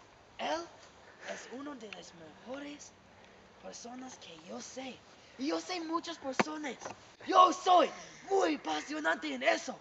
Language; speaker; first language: Spanish; non-native, learner; English